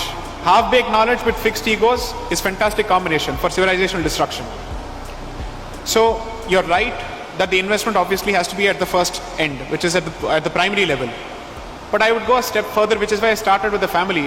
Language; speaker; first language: English; non-native, local second language; Tamil